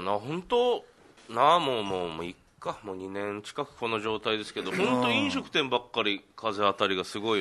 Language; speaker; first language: Japanese; native; Japanese